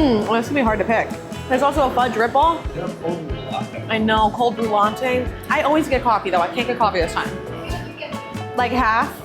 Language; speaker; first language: English; native; English